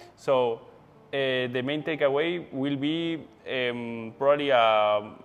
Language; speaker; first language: English; non-native, learner; Spanish